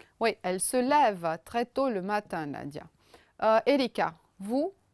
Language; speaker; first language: French; non-native, fluent; Romanian